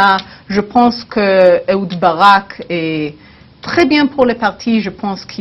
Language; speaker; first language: French; non-native, learner; Hebrew